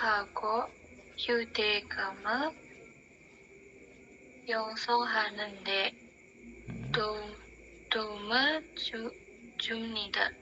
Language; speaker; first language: Korean; non-native, learner; Indonesian